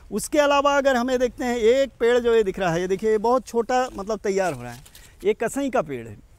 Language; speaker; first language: Hindi; native; Hindi